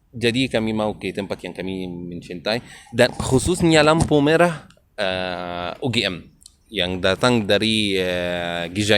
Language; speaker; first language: Indonesian; non-native, learner; Arabic